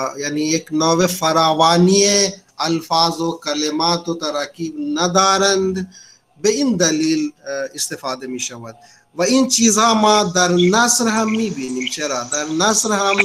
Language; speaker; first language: Persian; non-native, fluent; Urdu